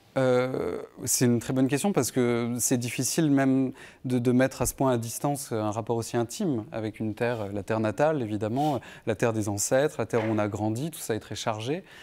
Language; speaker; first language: French; native; French